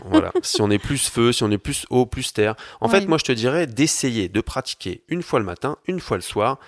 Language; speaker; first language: French; native; French